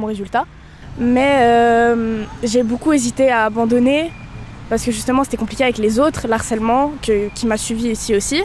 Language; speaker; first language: French; native; French